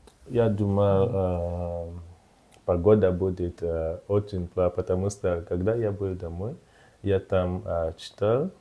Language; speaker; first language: Russian; non-native, learner; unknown